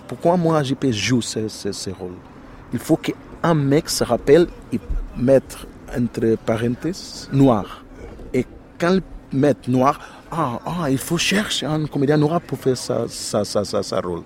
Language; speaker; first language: French; non-native, learner; Portuguese